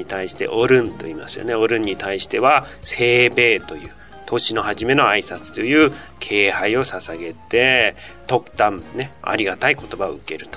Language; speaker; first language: Japanese; native; Japanese